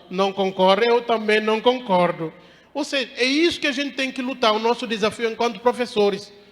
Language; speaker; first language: Portuguese; non-native, local second language; Upper Guinea Crioulo